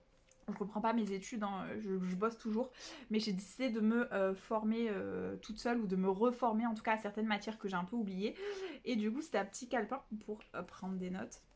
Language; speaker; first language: French; native; French